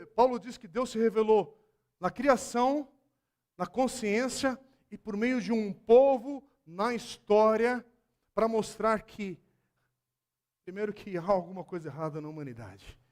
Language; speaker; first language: Portuguese; native; Portuguese